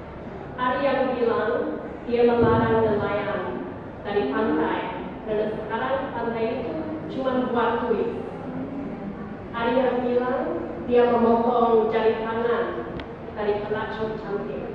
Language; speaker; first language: Indonesian; non-native, fluent; English